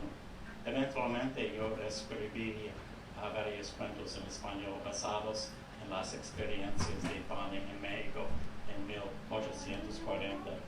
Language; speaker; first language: Spanish; non-native, fluent; English